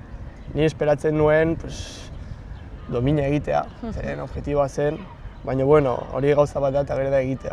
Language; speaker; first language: Basque; non-native, local second language; Spanish